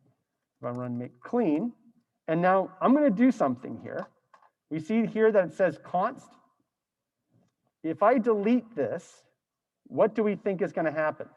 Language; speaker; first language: English; native; English